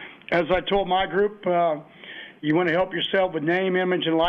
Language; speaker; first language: English; native; English